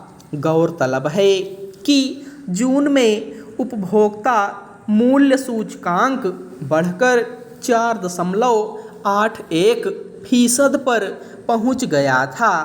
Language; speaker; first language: Hindi; native; Hindi